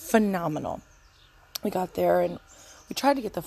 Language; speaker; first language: English; native; English